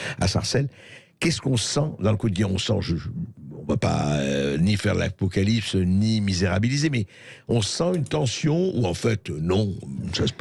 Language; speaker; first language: French; native; French